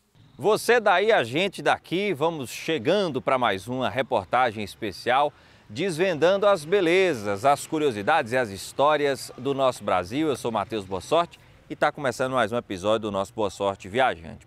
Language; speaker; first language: Portuguese; native; Portuguese